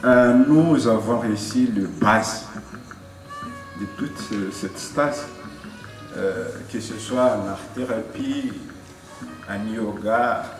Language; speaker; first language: French; non-native, local second language; Malagasy